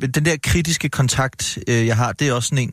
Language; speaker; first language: Danish; native; Danish